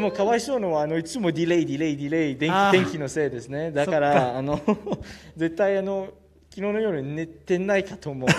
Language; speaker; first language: Japanese; non-native, learner; French